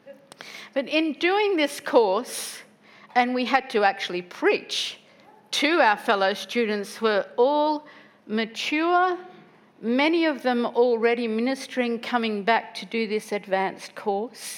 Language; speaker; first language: English; native; English